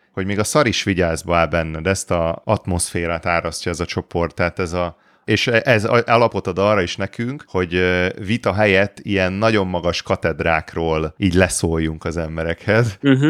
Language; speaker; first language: Hungarian; native; Hungarian